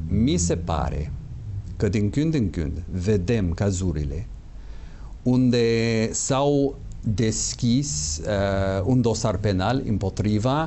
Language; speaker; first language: Romanian; non-native, fluent; English